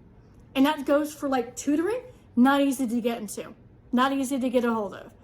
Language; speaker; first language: English; native; English